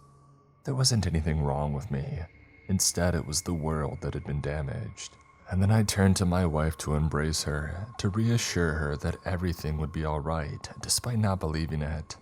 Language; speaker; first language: English; native; English